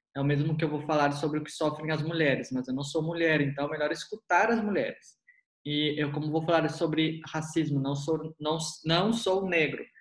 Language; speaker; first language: Portuguese; native; Portuguese